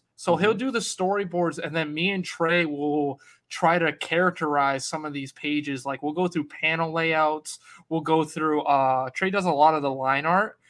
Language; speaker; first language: English; native; English